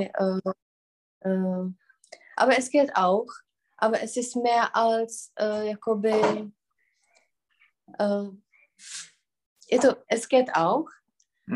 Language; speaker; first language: German; non-native, fluent; Czech